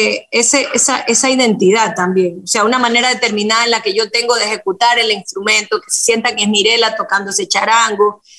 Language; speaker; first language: Spanish; native; Spanish